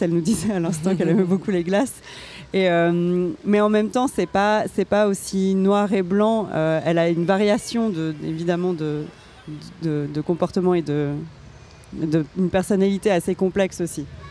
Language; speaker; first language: French; native; French